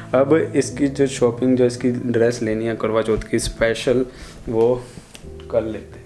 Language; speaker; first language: Hindi; non-native, local second language; Punjabi